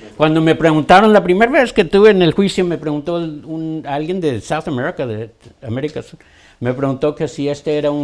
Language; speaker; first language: Spanish; early bilingual, other home language; English